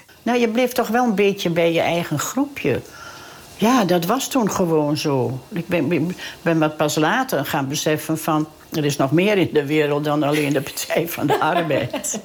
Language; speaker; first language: Dutch; native; Dutch